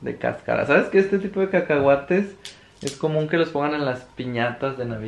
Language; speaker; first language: Spanish; native; Spanish